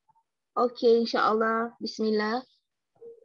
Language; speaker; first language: English; non-native, learner; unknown